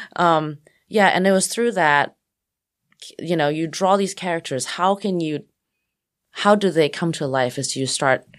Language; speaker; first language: English; non-native, local second language; Cantonese